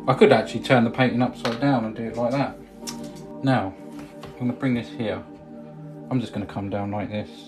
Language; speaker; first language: English; native; English